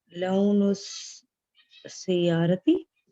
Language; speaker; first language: Arabic; non-native, learner; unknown